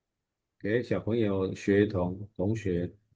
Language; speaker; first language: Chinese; non-native, fluent; Indonesian